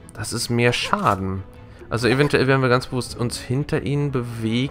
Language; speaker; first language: German; native; German